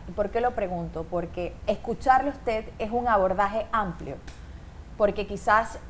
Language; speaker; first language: Spanish; native; Spanish